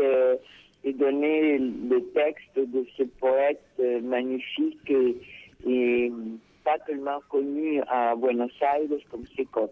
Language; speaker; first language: French; non-native, fluent; Spanish